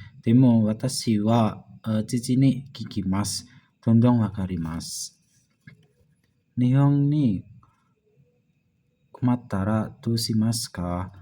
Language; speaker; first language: Japanese; non-native, learner; Indonesian